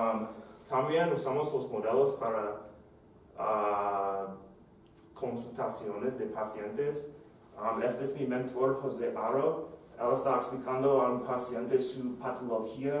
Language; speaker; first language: Spanish; non-native, fluent; English